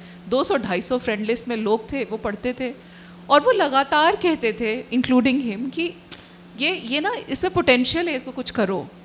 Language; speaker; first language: Hindi; native; Hindi